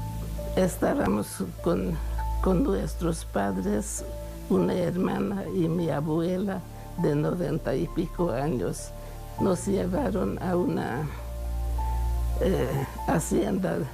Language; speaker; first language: Spanish; non-native, fluent; Hungarian